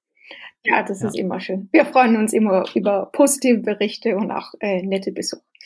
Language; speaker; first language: German; non-native, fluent; Danish